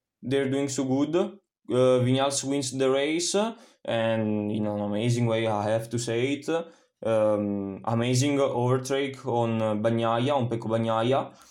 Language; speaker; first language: English; non-native, fluent; Italian